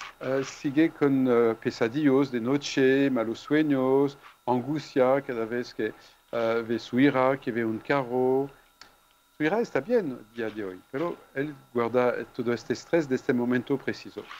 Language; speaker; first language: Spanish; non-native, fluent; French